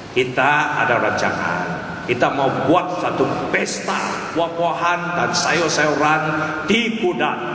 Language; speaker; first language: Malay; non-native, local second language; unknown